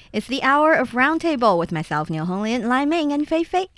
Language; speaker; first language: English; non-native, fluent; Chinese